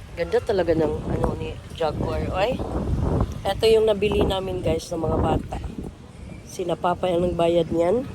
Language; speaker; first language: Filipino; non-native, local second language; Bikol